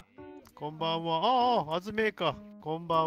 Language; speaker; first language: Japanese; native; Japanese